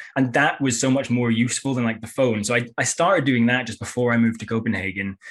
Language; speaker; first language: English; native; English